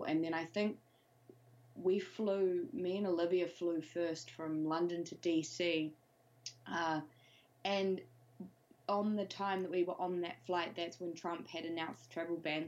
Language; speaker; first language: English; native; English